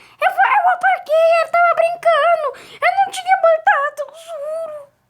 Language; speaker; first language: Portuguese; native; Portuguese